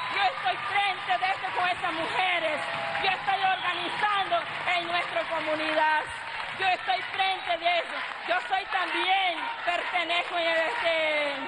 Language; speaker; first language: Spanish; non-native, local second language; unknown